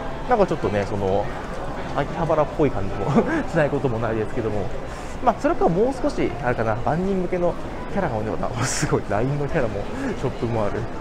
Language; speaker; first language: Japanese; native; Japanese